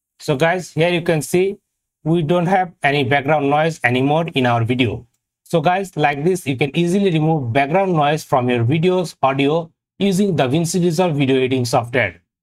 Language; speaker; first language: English; non-native, local second language; Bangla